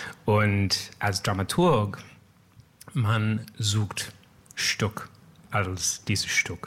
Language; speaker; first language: German; non-native, learner; English